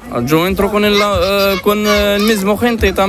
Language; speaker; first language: Spanish; non-native, learner; Arabic